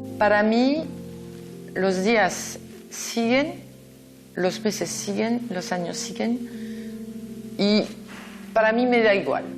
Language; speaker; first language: Spanish; non-native, fluent; French